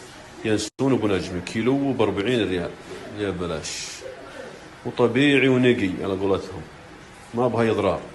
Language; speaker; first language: Arabic; native; Arabic